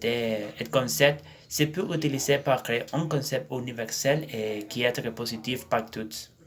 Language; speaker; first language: French; non-native, learner; Spanish